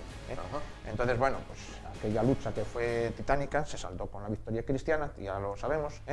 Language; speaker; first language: Spanish; native; Spanish